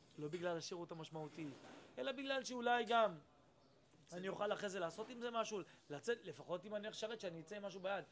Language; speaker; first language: Hebrew; native; Hebrew